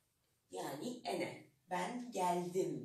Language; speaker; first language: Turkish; non-native, fluent; Arabic